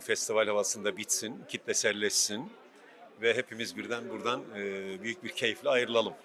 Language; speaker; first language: Turkish; native; Turkish